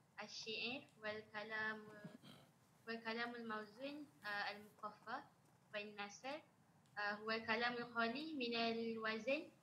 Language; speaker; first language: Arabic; non-native, fluent; Malay